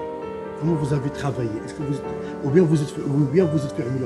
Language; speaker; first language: French; non-native, local second language; Arabic